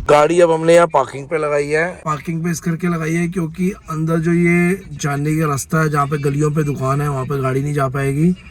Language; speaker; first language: Hindi; non-native, local second language; Punjabi